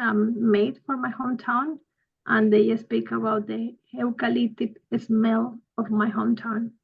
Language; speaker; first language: English; non-native, fluent; Spanish